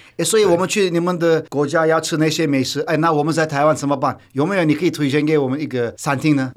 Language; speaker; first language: Chinese; non-native, fluent; Turkish